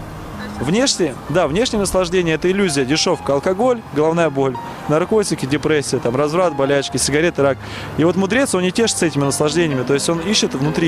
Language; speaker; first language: Russian; native; Russian